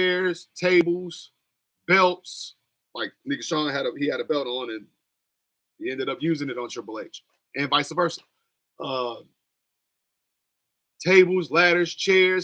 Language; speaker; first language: English; native; English